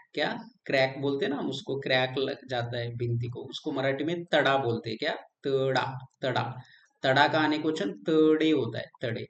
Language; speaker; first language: Hindi; non-native, local second language; Marathi